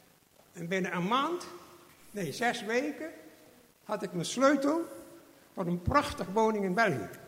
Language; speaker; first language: Dutch; non-native, fluent; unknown